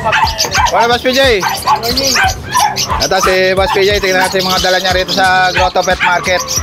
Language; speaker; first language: Filipino; native; Filipino